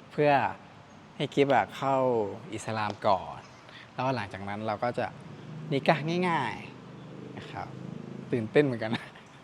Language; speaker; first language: Thai; non-native, local second language; Malay